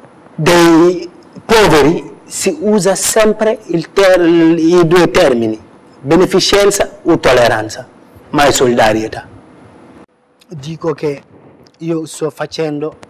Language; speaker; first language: Italian; non-native, fluent; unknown